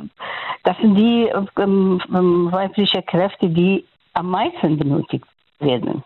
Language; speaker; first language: German; non-native, learner; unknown